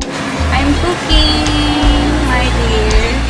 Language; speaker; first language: English; non-native, learner; Indonesian